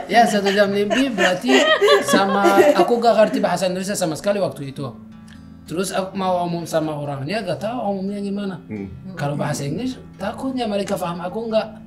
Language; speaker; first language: Indonesian; non-native, learner; Arabic